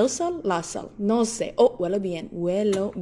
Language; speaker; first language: Spanish; non-native, learner; English